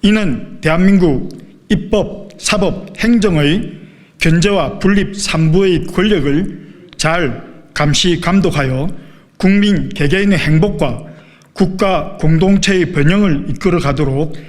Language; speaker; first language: Korean; native; Korean